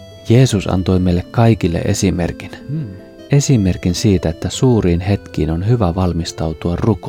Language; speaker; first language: Finnish; native; Finnish